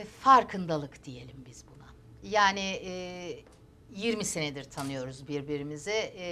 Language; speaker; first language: Turkish; early bilingual, heritage; Turkish